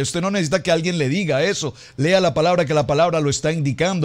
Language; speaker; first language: Spanish; native; Spanish